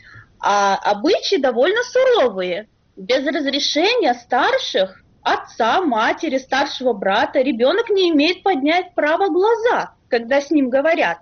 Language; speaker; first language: Russian; native; Russian